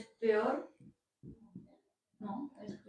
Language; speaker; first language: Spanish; non-native, learner; French